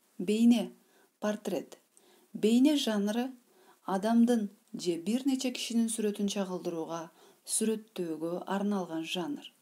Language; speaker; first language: Kyrgyz; non-native, local second language; Uzbek